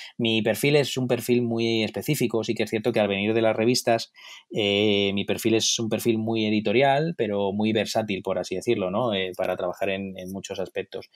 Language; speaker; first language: Spanish; native; Spanish